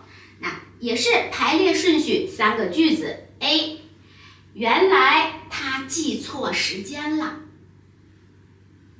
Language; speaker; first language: Chinese; native; Chinese